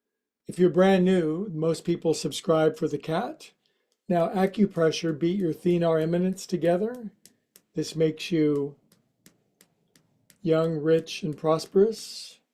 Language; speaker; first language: English; native; English